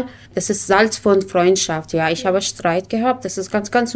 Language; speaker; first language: German; non-native, learner; Kurdish